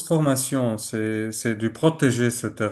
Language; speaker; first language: French; non-native, learner; Arabic